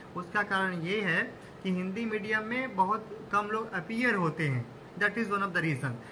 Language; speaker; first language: Hindi; native; Hindi